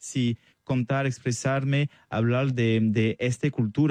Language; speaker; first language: Spanish; non-native, learner; French